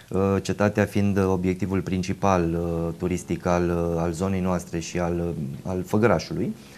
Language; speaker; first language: Romanian; native; Romanian